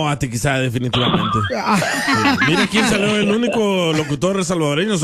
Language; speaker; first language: Spanish; native; Spanish